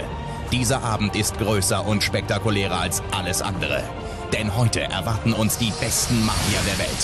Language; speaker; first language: German; native; German